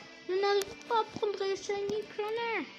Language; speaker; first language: French; native; French